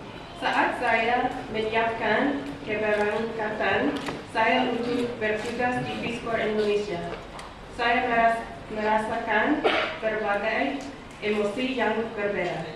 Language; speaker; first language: Indonesian; non-native, learner; English